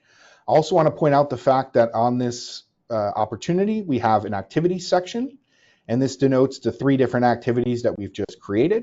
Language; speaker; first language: English; native; English